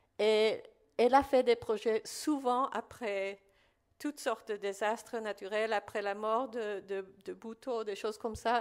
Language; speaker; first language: French; non-native, fluent; Spanish